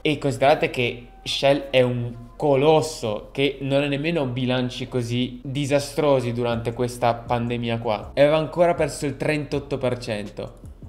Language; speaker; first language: Italian; native; Italian